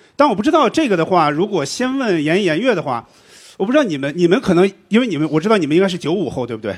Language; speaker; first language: Chinese; native; Chinese